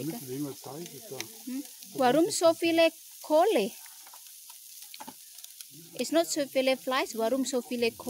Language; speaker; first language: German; non-native, learner; Indonesian